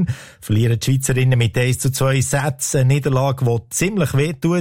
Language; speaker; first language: German; native; German